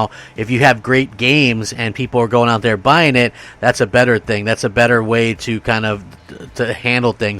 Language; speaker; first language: English; native; English